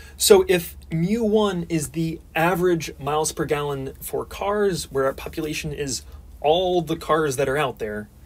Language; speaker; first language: English; native; English